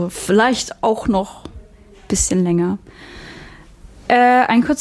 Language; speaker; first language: German; native; German